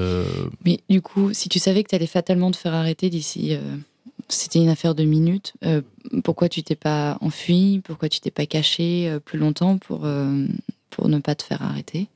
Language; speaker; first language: French; native; French